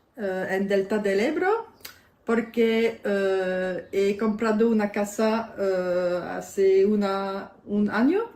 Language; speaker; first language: Spanish; non-native, learner; French